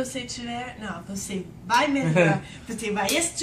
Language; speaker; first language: Portuguese; non-native, learner; English